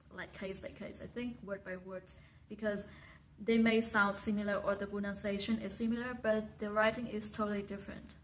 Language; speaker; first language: English; non-native, fluent; Vietnamese